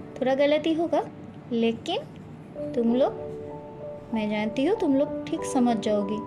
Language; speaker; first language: Hindi; non-native, local second language; Bangla